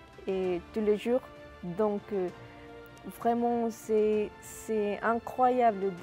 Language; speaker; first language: French; non-native, fluent; Spanish